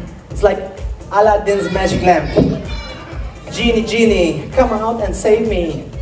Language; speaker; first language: English; non-native, fluent; Turkish